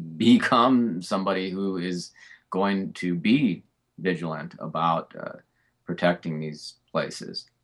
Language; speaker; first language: English; native; English